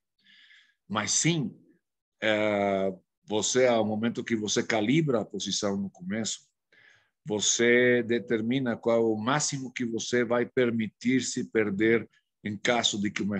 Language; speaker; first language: Portuguese; non-native, fluent; Spanish